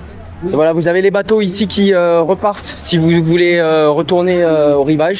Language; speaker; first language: French; native; French